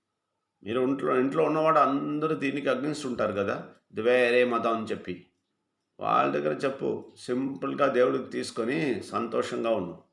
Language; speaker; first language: Telugu; non-native, fluent; Malayalam